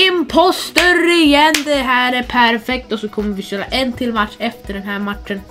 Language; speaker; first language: Swedish; non-native, fluent; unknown